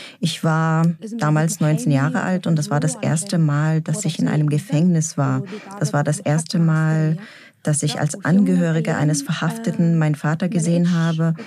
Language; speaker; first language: German; non-native, fluent; Arabic